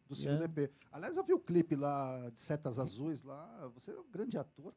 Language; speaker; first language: Portuguese; native; Portuguese